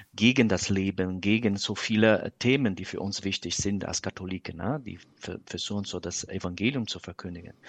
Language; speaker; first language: German; non-native, fluent; Portuguese